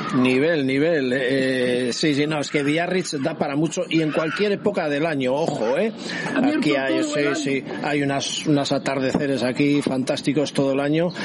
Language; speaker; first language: Spanish; native; Spanish